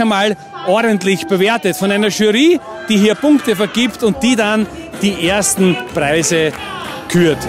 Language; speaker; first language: German; native; German